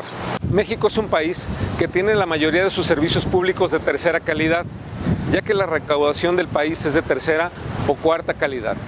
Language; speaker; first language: Spanish; native; Spanish